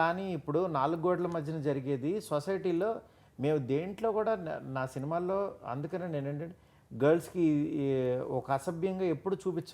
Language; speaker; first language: Telugu; native; Telugu